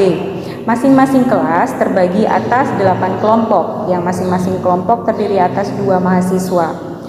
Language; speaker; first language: Indonesian; native; Indonesian